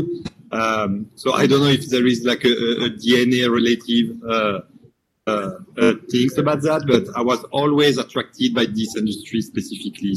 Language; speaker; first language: English; non-native, fluent; French